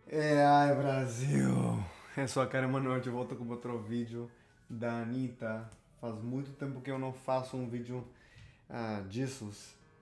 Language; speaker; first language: Portuguese; non-native, learner; Spanish